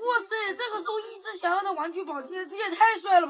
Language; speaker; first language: Chinese; native; Chinese